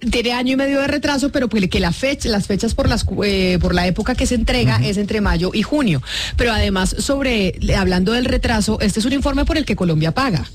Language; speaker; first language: Spanish; native; Spanish